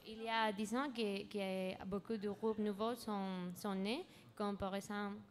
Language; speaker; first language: French; non-native, fluent; Spanish